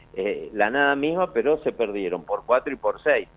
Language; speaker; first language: Spanish; native; Spanish